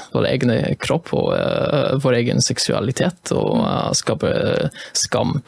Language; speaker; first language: Norwegian; non-native, fluent; Polish